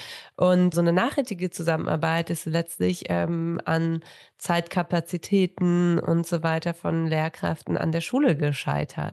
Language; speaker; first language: German; native; German